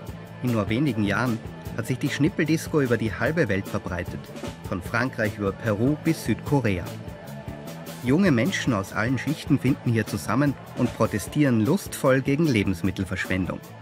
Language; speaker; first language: German; native; German